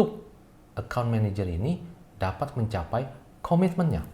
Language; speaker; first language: Indonesian; native; Indonesian